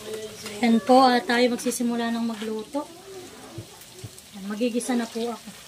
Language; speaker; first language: Filipino; native; Filipino